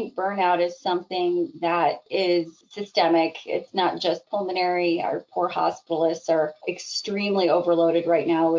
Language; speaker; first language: English; native; English